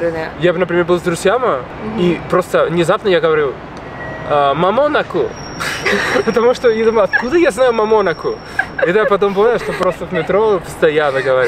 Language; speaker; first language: Russian; non-native, fluent; Spanish